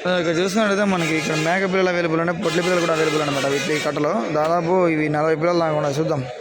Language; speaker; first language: Telugu; native; Telugu